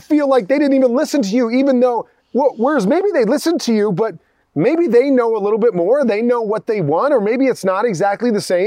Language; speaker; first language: English; native; English